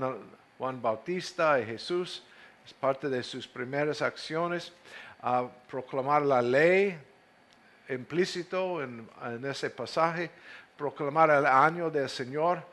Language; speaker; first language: Spanish; non-native, fluent; English